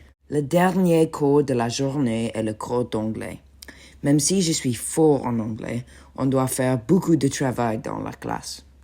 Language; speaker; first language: French; non-native, learner; English